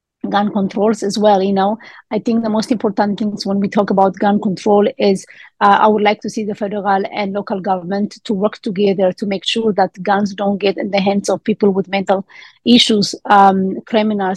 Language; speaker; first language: English; early bilingual, other home language; Amharic